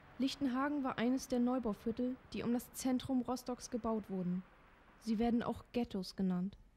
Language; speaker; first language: German; native; German